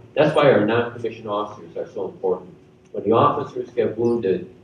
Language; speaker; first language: English; native; English